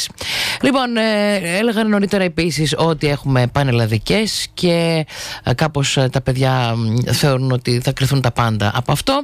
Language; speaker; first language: Greek; native; Greek